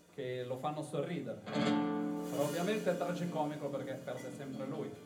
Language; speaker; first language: Italian; native; Italian